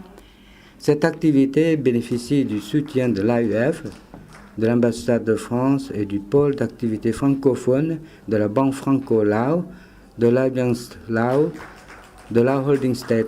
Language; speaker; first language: French; non-native, fluent; Lao